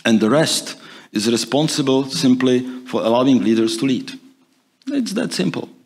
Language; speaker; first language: English; non-native, fluent; Czech